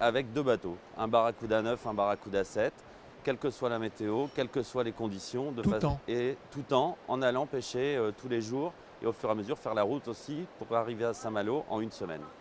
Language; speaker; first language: French; native; French